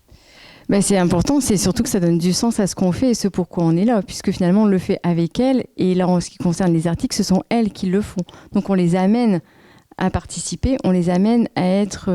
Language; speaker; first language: French; native; French